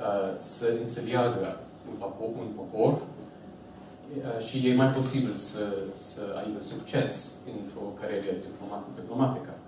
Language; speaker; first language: Romanian; non-native, fluent; English